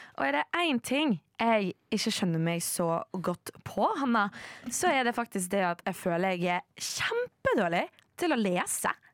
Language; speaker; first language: Norwegian; early bilingual, other home language; Polish